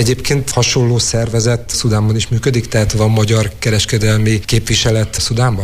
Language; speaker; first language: Hungarian; native; Hungarian